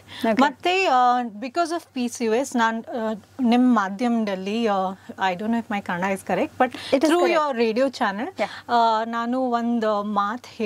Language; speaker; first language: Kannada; non-native, learner; Punjabi